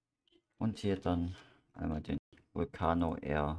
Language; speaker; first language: German; native; German